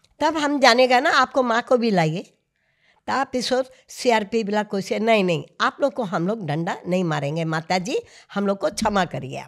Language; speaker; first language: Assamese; non-native, local second language; Hindi